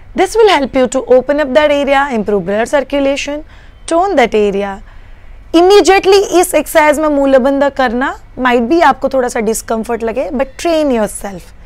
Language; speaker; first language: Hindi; non-native, local second language; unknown